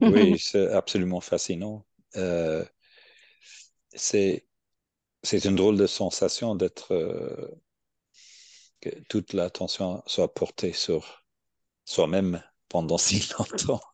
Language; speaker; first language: French; non-native, fluent; English